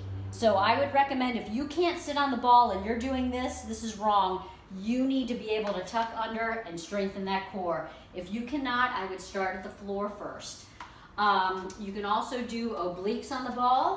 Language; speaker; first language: English; native; English